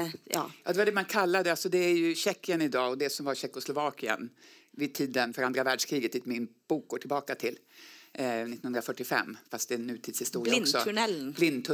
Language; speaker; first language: Swedish; native; Swedish